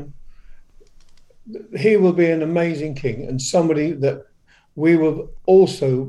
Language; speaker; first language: English; native; English